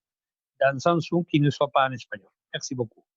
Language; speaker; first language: French; non-native, fluent; Spanish